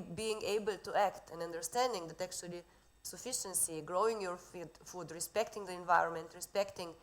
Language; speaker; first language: English; non-native, fluent; Slovenian